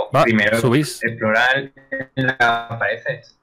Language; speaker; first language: Spanish; native; Spanish